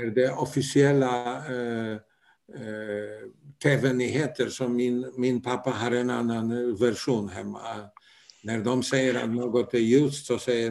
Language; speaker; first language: Swedish; non-native, fluent; Polish